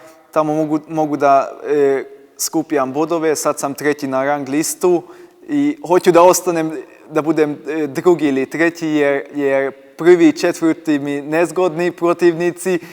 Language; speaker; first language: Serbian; non-native, local second language; Hungarian